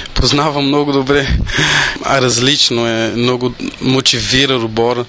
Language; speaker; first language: Bulgarian; non-native, learner; Portuguese